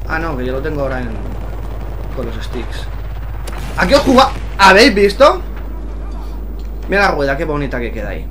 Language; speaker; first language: Spanish; native; Spanish